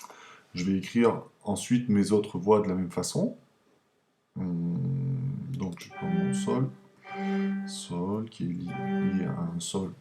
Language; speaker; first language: French; native; French